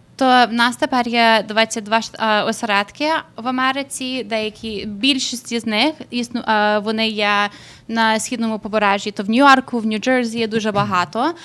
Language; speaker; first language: Ukrainian; early bilingual, heritage; Ukrainian